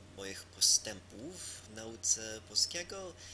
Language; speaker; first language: Polish; non-native, learner; English